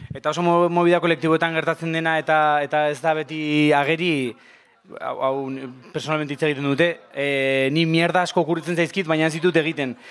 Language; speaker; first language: Basque; non-native, local second language; Spanish